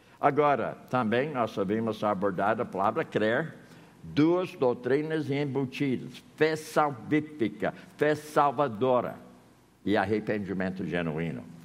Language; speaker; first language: Portuguese; non-native, fluent; English